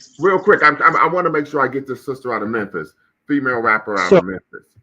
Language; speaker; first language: English; native; English